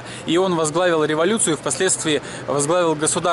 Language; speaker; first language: Russian; native; Russian